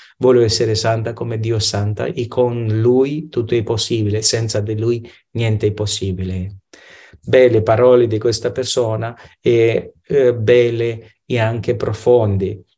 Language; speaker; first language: Italian; non-native, fluent; Romanian